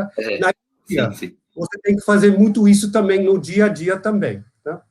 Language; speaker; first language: Portuguese; non-native, fluent; Dutch